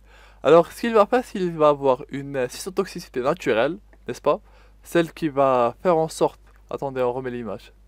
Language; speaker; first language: French; non-native, local second language; Arabic